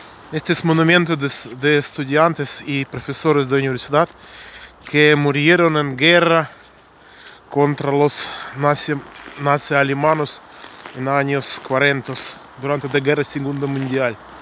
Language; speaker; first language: Spanish; non-native, fluent; Russian